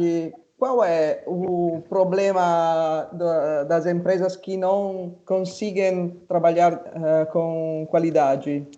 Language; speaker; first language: Portuguese; non-native, fluent; Italian